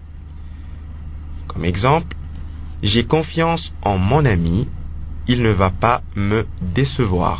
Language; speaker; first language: French; non-native, local second language; Lingala